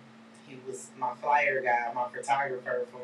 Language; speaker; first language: English; native; English